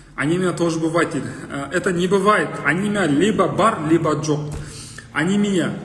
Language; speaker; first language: Russian; non-native, local second language; Kazakh